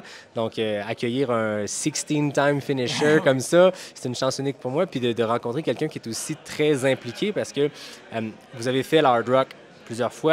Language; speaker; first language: French; native; French